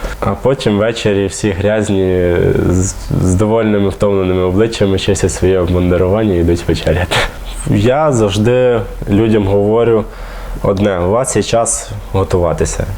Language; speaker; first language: Ukrainian; native; Ukrainian